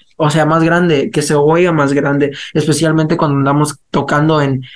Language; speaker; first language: Spanish; early bilingual, heritage; Spanish